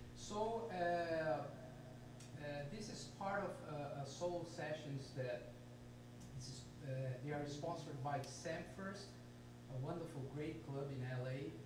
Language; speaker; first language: English; non-native, fluent; Portuguese